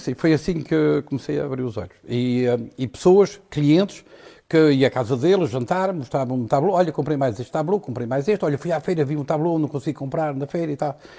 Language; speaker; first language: Portuguese; native; Portuguese